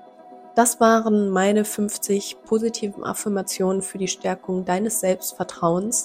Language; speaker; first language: German; native; German